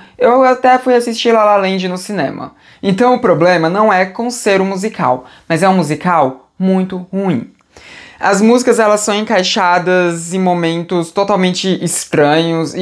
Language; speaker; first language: Portuguese; native; Portuguese